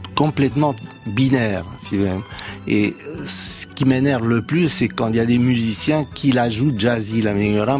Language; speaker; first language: French; non-native, fluent; Romanian